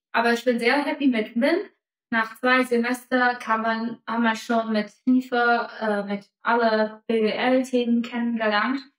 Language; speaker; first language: German; non-native, fluent; Chinese